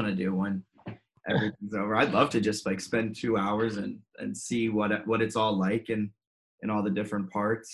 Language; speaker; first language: English; native; English